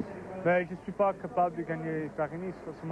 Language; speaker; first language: French; non-native, fluent; English